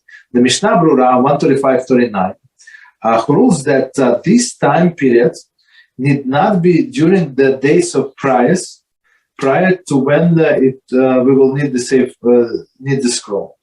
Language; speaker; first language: English; non-native, fluent; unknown